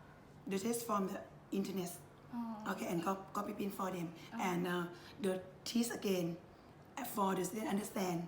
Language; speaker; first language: English; non-native, learner; Thai